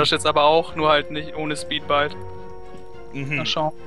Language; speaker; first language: German; native; German